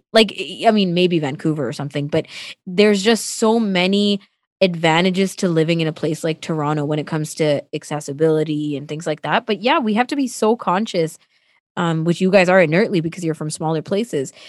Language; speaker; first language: English; non-native, fluent; Tamil